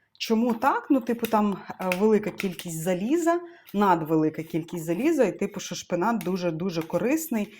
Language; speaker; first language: Ukrainian; non-native, local second language; Russian